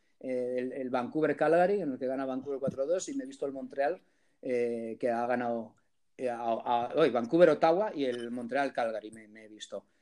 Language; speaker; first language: Spanish; early bilingual, heritage; Spanish